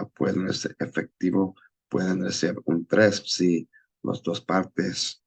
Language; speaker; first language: Spanish; non-native, learner; English